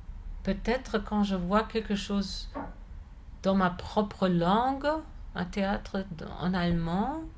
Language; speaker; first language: French; non-native, fluent; German